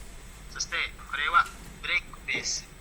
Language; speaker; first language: Japanese; non-native, learner; Indonesian